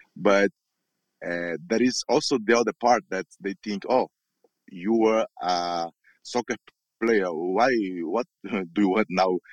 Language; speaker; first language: English; non-native, learner; Portuguese